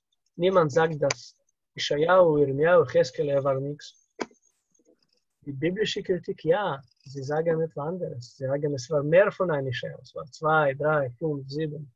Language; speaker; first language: German; non-native, learner; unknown